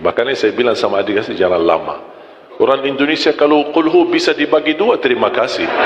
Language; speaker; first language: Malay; non-native, fluent; Arabic